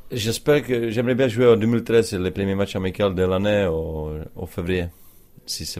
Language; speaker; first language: French; non-native, learner; Czech